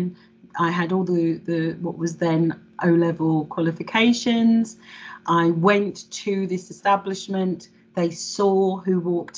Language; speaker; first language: English; native; English